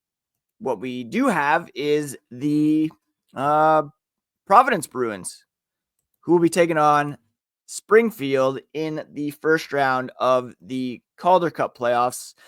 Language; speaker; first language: English; native; English